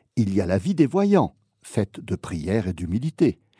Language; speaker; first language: French; native; French